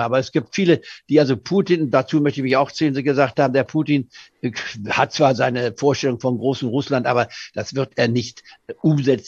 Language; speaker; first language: German; native; German